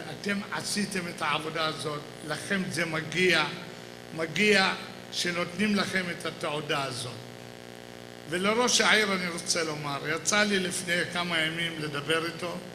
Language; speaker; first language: Hebrew; native; Hebrew